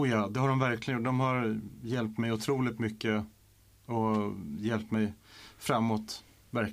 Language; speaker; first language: Swedish; native; Swedish